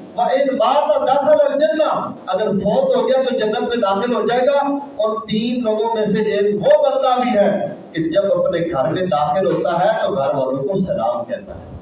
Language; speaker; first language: Urdu; non-native, local second language; Punjabi